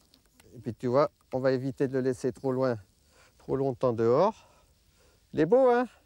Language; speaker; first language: French; native; French